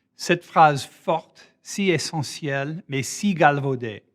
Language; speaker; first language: French; non-native, fluent; English